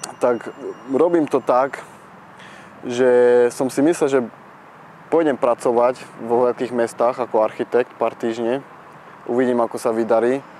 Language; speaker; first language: Slovak; early bilingual, heritage; Slovak